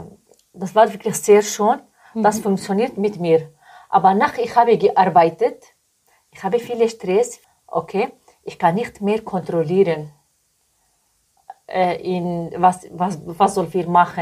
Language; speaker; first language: German; non-native, learner; Arabic